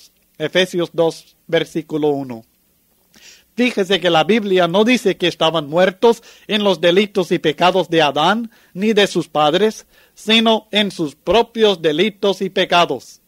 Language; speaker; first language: Spanish; native; Spanish